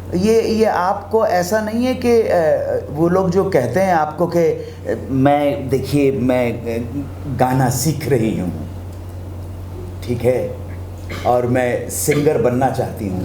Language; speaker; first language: Hindi; native; Hindi